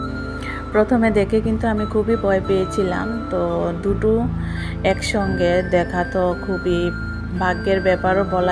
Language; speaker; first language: Bangla; native; Bangla